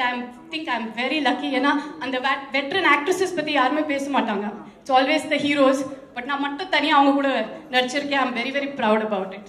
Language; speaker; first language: Tamil; non-native, fluent; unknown